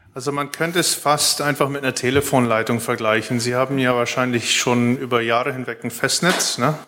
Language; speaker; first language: German; early bilingual, heritage; Plautdietsch